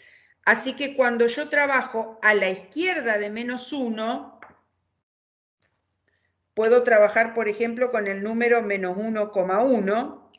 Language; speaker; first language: Spanish; native; Spanish